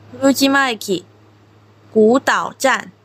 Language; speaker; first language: Japanese; non-native, fluent; Chinese